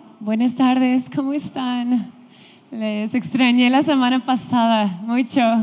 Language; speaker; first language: Spanish; non-native, fluent; English